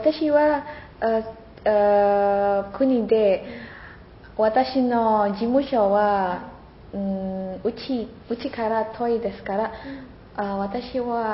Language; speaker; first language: Japanese; non-native, learner; Indonesian